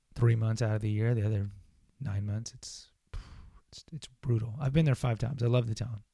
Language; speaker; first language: English; native; English